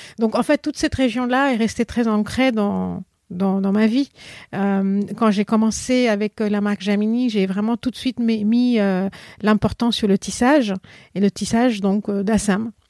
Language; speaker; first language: French; non-native, fluent; Assamese